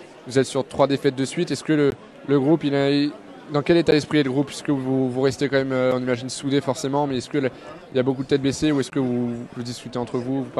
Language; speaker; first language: French; native; French